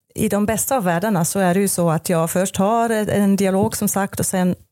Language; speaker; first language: Swedish; non-native, fluent; German